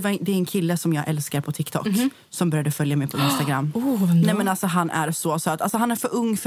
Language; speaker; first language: Swedish; native; Swedish